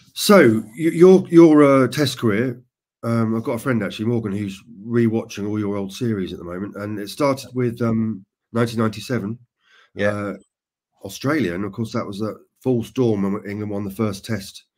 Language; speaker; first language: English; native; English